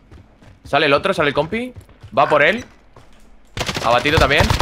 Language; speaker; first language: Spanish; native; Spanish